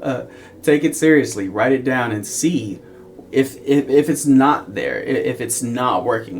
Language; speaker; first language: English; native; English